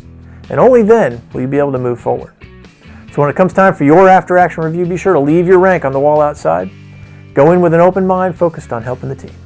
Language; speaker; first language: English; native; English